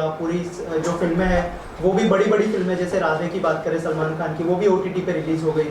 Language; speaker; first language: Hindi; native; Hindi